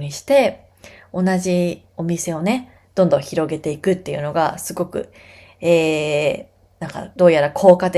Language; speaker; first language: Japanese; native; Japanese